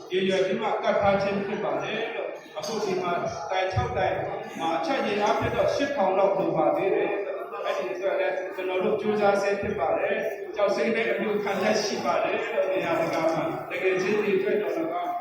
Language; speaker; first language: Burmese; non-native, local second language; Kachin